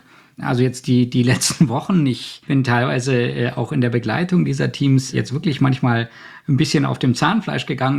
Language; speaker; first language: German; native; German